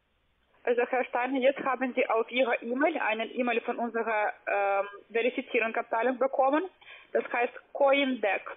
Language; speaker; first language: German; non-native, learner; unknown